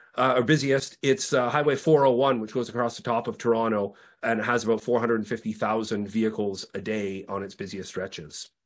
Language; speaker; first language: English; native; English